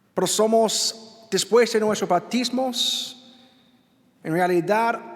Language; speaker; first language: Spanish; non-native, learner; English